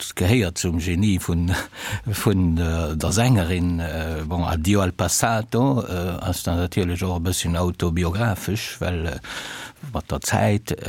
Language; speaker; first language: Luxembourgish; early bilingual, other home language; Italian